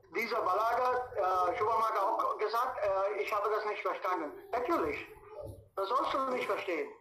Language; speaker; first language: German; non-native, fluent; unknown